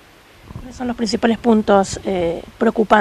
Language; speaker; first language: Spanish; native; Spanish